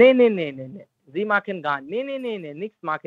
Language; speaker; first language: German; non-native, learner; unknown